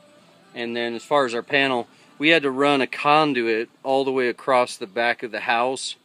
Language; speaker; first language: English; native; English